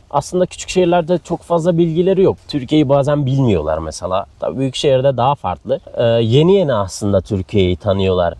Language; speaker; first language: Turkish; native; Turkish